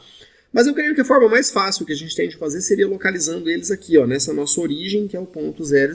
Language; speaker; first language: Portuguese; native; Portuguese